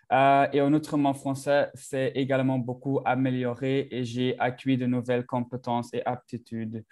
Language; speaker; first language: French; non-native, local second language; Dutch